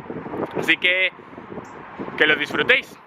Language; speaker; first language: Spanish; native; Spanish